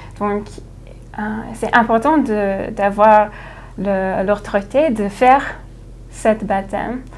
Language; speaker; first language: French; non-native, fluent; English